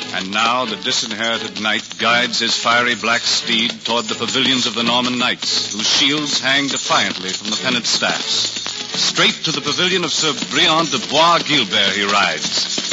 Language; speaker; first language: English; native; English